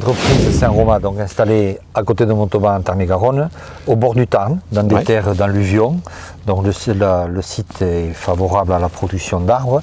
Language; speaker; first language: French; native; French